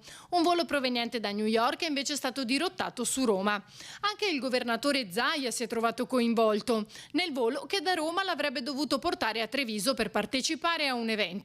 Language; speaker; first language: Italian; native; Italian